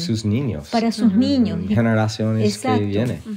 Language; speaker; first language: Spanish; non-native, learner; English